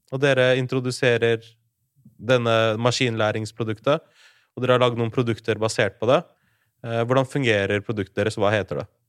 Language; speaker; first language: Norwegian; native; Norwegian